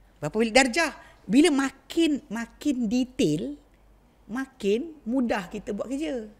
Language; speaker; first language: Malay; native; Malay